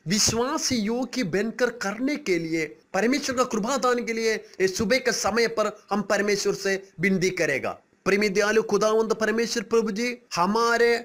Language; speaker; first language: Hindi; non-native, local second language; Malayalam